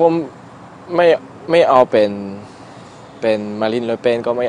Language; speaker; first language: Thai; non-native, learner; French